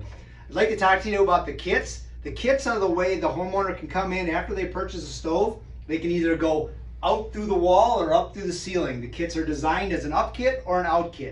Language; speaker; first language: English; native; English